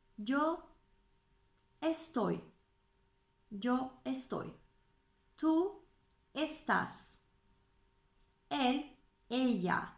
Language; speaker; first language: Spanish; non-native, fluent; Turkish